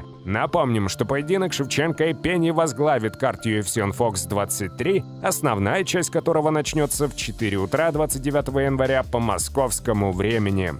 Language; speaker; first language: Russian; native; Russian